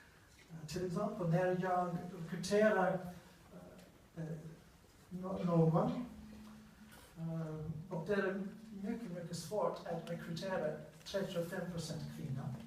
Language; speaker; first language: Swedish; non-native, learner; English